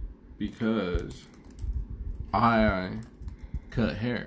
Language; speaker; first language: English; native; English